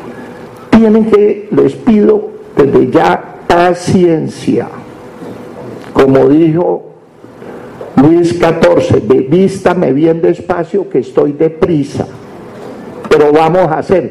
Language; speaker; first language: Spanish; native; Spanish